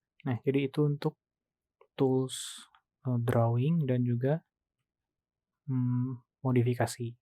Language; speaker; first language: Indonesian; native; Indonesian